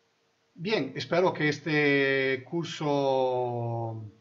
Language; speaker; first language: Spanish; non-native, fluent; Italian